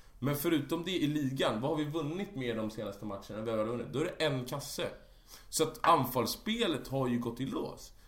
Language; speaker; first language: Swedish; native; Swedish